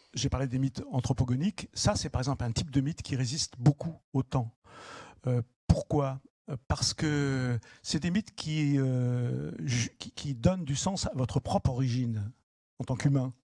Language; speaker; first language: French; native; French